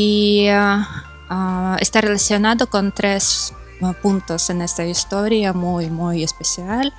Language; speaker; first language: Spanish; non-native, fluent; Ukrainian